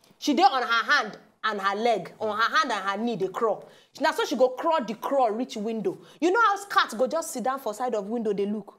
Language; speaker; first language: Nigerian Pidgin; native; Nigerian Pidgin